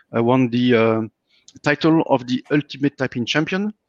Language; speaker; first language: English; non-native, fluent; French